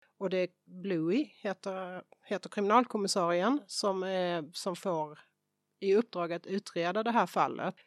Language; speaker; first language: Swedish; native; Swedish